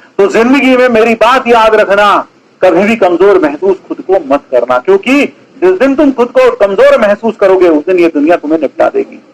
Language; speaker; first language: Hindi; native; Hindi